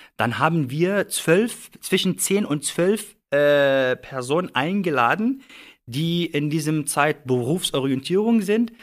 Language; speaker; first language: German; non-native, fluent; Arabic